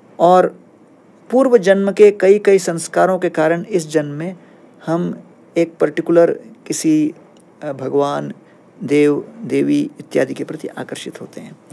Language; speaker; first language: Hindi; non-native, local second language; Malayalam